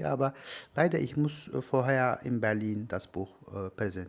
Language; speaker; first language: German; non-native, learner; Turkish